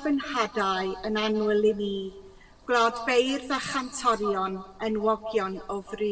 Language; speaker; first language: English; non-native, local second language; Welsh